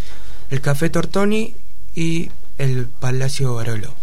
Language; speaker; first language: Spanish; early bilingual, other home language; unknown